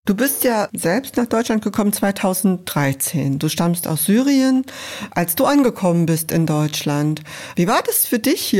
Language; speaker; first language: German; native; German